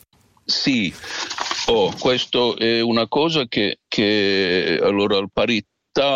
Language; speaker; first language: Italian; non-native, fluent; Finnish